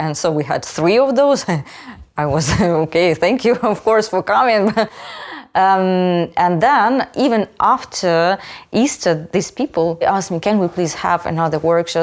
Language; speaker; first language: English; non-native, fluent; Ukrainian